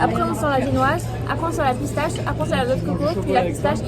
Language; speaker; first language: French; native; French